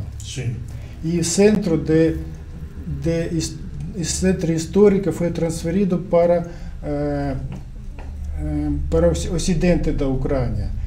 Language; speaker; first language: Portuguese; non-native, learner; Ukrainian